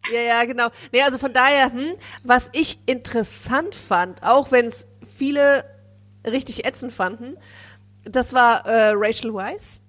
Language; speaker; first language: German; native; German